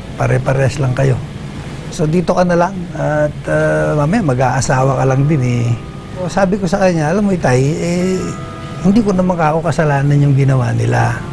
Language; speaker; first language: Filipino; non-native, local second language; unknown